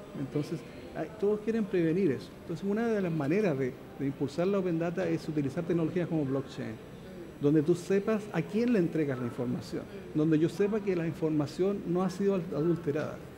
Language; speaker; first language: Spanish; native; Spanish